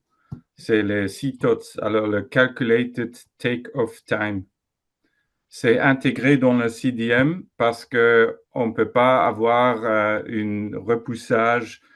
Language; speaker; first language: French; non-native, fluent; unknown